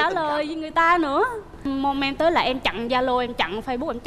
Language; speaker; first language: Vietnamese; native; Vietnamese